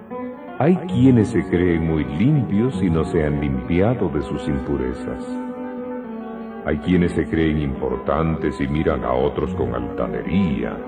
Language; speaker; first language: Spanish; native; Spanish